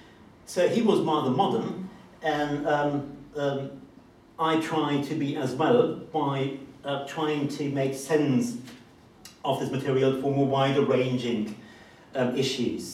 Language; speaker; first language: English; non-native, fluent; German